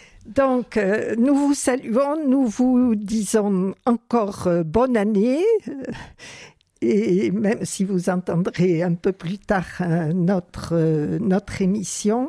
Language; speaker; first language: French; native; French